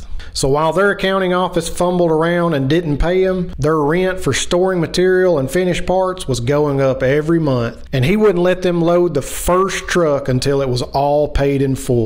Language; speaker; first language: English; native; English